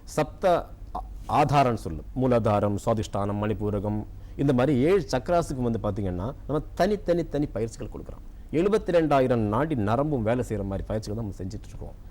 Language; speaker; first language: Tamil; non-native, local second language; Malayalam